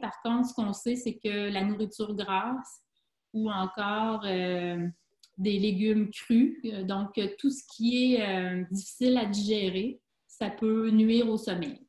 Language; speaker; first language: French; native; French